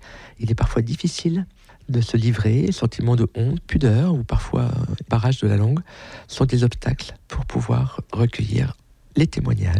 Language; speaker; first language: French; native; French